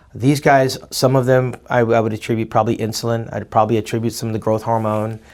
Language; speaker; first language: English; native; English